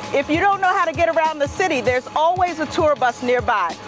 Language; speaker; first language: English; native; English